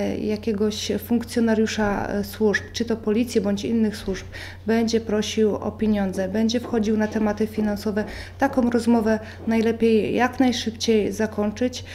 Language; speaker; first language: Polish; native; Polish